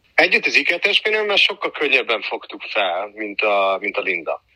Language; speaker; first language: Hungarian; early bilingual, heritage; Hungarian